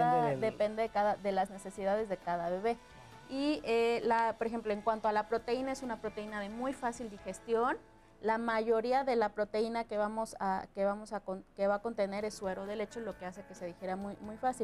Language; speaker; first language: Spanish; native; Spanish